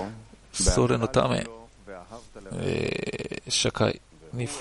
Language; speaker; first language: Japanese; non-native, learner; Hebrew